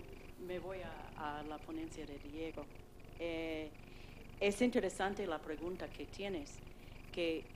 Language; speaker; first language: Spanish; non-native, fluent; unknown